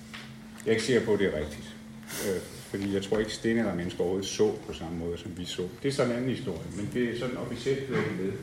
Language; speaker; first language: Danish; native; Danish